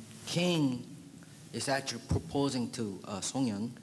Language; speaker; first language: English; early bilingual, other home language; Korean